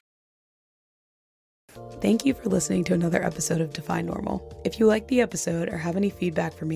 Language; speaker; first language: English; native; English